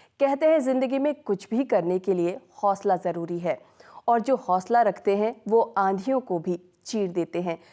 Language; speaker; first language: Hindi; native; Hindi